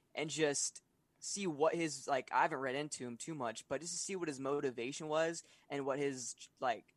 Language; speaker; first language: English; native; English